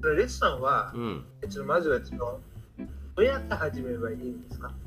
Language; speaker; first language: Japanese; non-native, fluent; Bangla